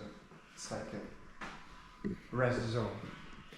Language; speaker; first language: English; non-native, learner; Ukrainian